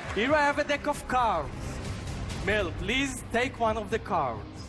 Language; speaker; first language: English; non-native, fluent; Hebrew